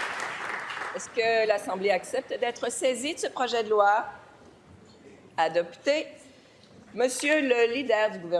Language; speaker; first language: French; native; French